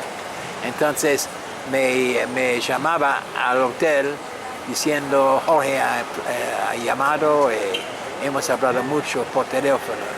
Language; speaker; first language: Spanish; non-native, fluent; French